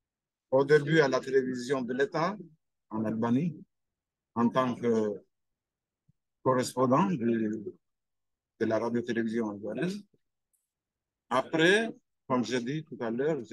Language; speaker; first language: French; non-native, fluent; Albanian